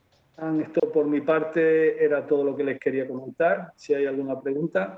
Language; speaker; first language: Spanish; native; Spanish